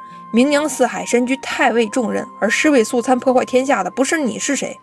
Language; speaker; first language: Chinese; native; Chinese